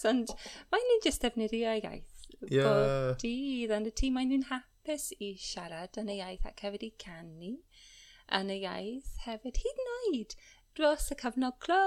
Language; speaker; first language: Welsh; non-native, fluent; English